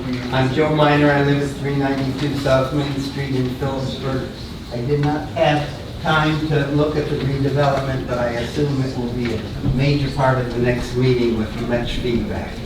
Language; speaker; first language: English; native; English